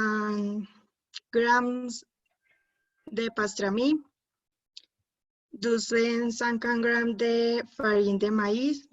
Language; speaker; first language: French; non-native, learner; Spanish